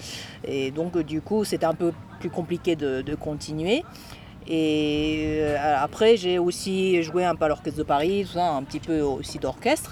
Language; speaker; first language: French; non-native, fluent; Japanese